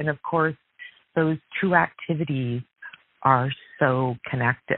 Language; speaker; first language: English; native; English